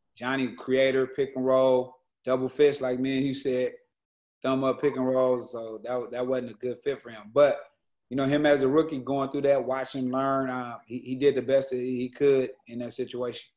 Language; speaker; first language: English; native; English